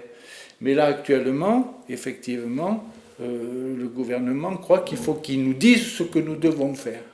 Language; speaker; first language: French; native; French